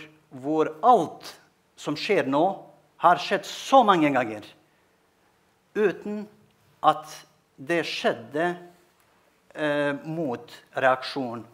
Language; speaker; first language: Norwegian; non-native, fluent; Bosnian